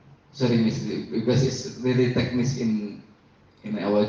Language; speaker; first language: English; non-native, learner; Indonesian